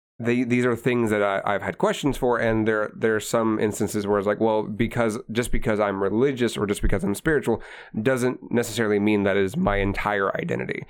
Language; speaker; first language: English; native; English